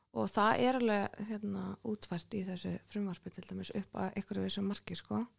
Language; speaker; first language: Icelandic; native; Icelandic